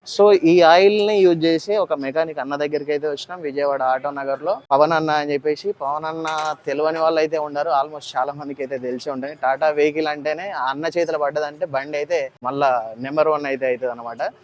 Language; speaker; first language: Telugu; native; Telugu